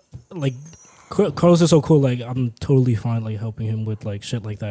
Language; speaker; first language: English; early bilingual, other home language; Spanish